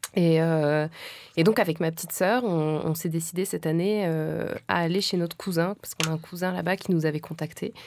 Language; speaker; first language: French; native; French